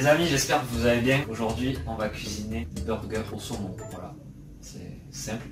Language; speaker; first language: French; native; French